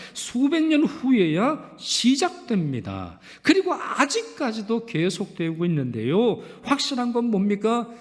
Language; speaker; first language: Korean; native; Korean